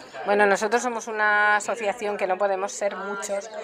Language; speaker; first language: Spanish; native; Spanish